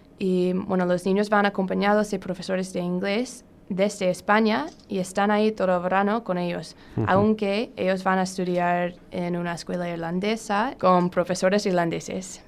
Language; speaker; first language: Spanish; non-native, fluent; English